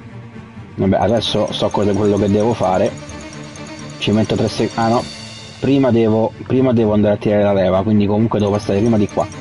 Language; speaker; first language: Italian; native; Italian